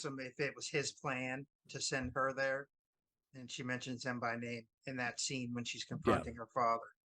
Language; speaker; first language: English; native; English